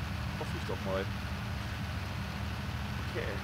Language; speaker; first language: German; native; German